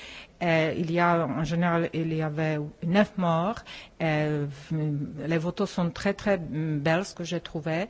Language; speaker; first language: French; non-native, fluent; Czech